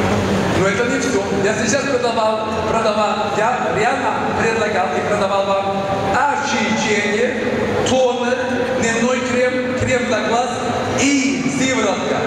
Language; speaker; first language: Russian; non-native, fluent; Swedish